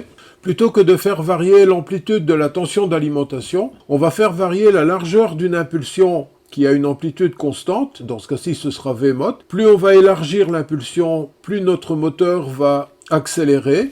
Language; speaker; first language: French; native; French